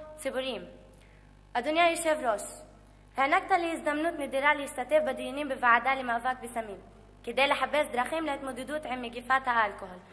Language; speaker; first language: Hebrew; non-native, local second language; Arabic